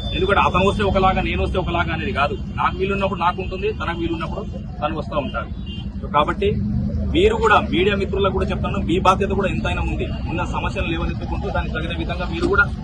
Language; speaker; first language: Telugu; native; Telugu